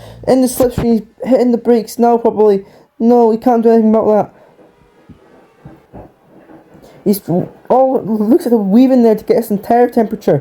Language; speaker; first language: English; native; English